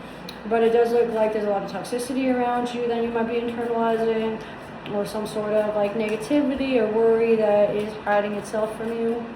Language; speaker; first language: English; native; English